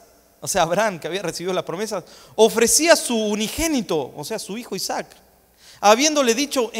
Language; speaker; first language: Spanish; native; Spanish